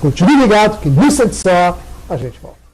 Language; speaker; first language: Portuguese; native; Portuguese